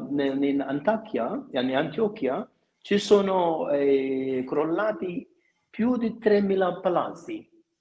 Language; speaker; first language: Italian; non-native, fluent; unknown